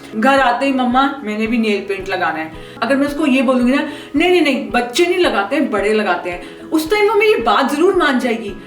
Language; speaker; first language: Hindi; native; Hindi